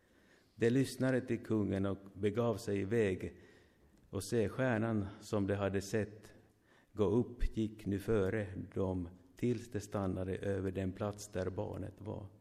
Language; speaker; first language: Swedish; non-native, fluent; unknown